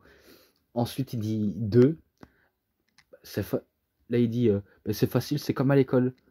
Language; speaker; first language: French; native; French